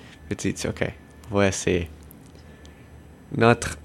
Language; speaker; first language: French; non-native, local second language; English